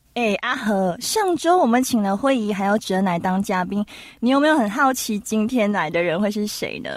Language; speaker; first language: Chinese; native; Chinese